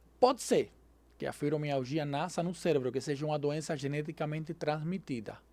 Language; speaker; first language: Portuguese; non-native, fluent; Spanish